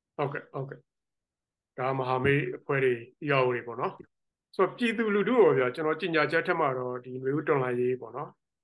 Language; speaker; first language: Burmese; native; Burmese